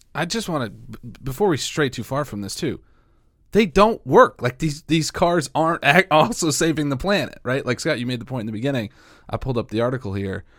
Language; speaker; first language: English; native; English